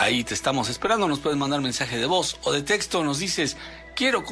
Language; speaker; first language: Spanish; native; Spanish